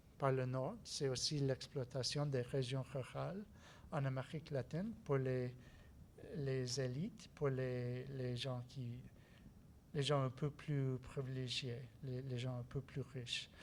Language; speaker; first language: French; non-native, learner; English